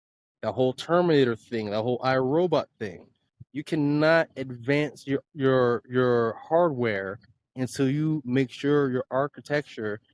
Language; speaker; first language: English; native; English